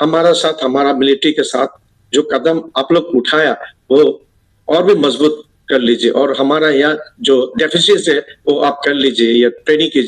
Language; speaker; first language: Hindi; non-native, learner; Bangla